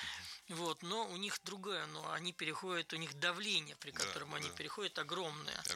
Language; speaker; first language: Russian; native; Russian